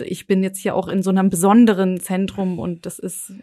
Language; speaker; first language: German; native; German